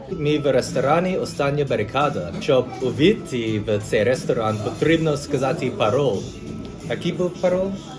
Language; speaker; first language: Ukrainian; non-native, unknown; English